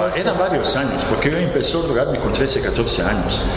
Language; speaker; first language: Spanish; non-native, fluent; Serbian